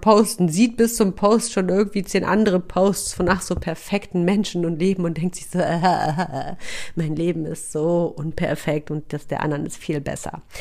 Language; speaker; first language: German; native; German